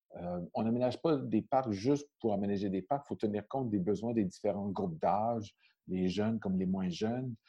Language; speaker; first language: French; native; French